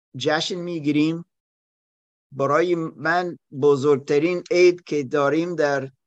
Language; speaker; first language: Persian; non-native, learner; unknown